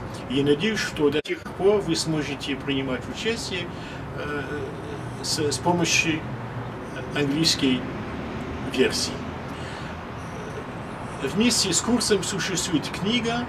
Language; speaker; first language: Russian; non-native, fluent; French